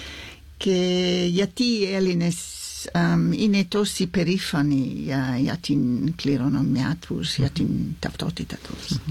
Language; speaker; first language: Greek; non-native, fluent; English